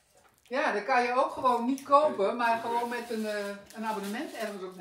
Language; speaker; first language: Dutch; native; Dutch